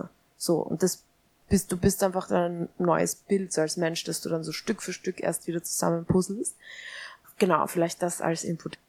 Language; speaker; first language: German; native; German